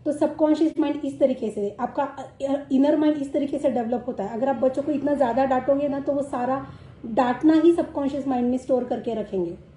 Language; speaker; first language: Hindi; non-native, local second language; Marathi